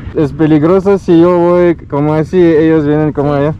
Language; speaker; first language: Spanish; non-native, learner; French